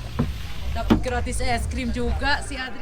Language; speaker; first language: Indonesian; early bilingual, heritage; Indonesian